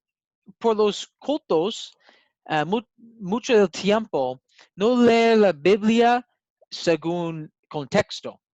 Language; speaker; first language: Spanish; non-native, learner; English